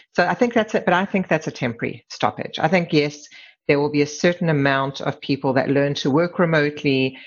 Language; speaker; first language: English; native; English